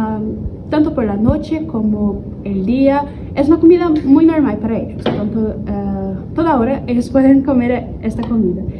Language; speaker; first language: Spanish; non-native, learner; Portuguese